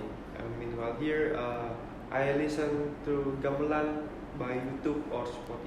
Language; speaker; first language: English; non-native, learner; Indonesian